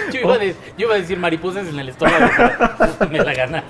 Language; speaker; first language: Spanish; native; Spanish